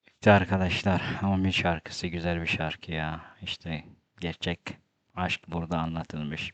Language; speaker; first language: Turkish; non-native, fluent; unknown